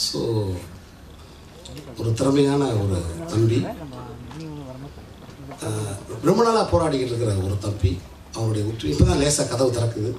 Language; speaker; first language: Tamil; native; Tamil